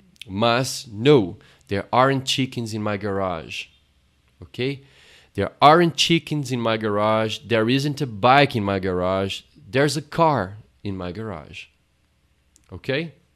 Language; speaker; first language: English; non-native, fluent; Portuguese